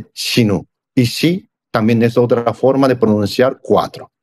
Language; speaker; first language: Spanish; non-native, fluent; Japanese